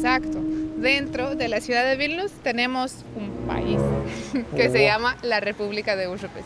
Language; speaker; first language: Spanish; non-native, fluent; Lithuanian